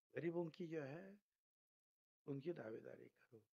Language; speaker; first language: Hindi; non-native, local second language; Marathi